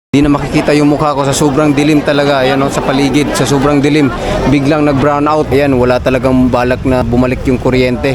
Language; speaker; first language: Filipino; non-native, local second language; Cebuano